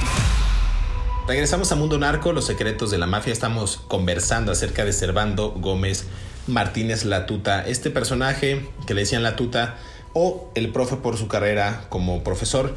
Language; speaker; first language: Spanish; native; Spanish